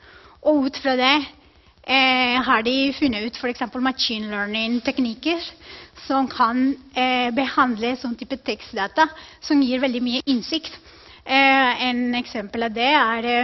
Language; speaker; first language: Norwegian; non-native, fluent; Spanish